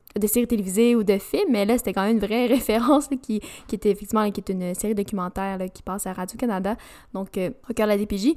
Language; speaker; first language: French; native; French